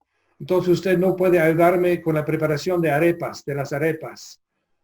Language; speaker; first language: Spanish; non-native, fluent; English